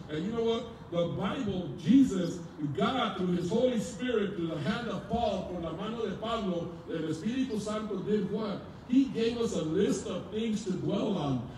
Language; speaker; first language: English; early bilingual, other home language; Spanish